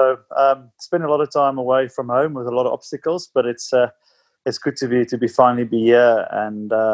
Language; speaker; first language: English; non-native, local second language; Afrikaans